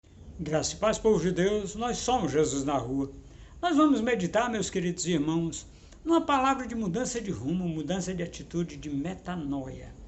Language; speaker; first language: Portuguese; native; Portuguese